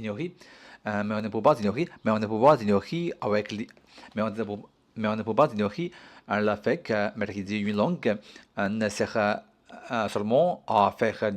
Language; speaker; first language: French; non-native, learner; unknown